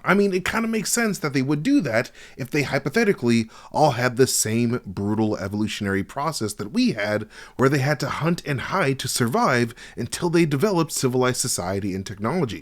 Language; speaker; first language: English; native; English